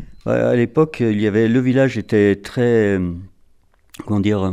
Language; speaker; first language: French; native; French